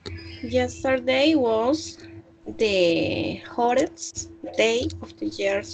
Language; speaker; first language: English; non-native, learner; Spanish